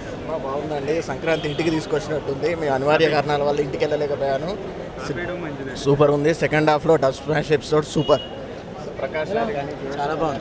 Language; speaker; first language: Telugu; native; Telugu